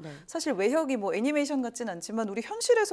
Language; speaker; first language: Korean; native; Korean